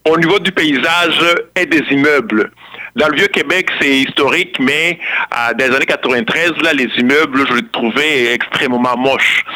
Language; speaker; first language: French; non-native, local second language; Kinyarwanda